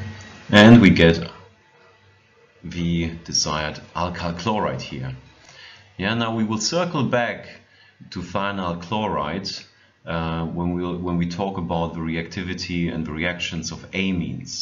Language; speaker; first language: English; non-native, fluent; German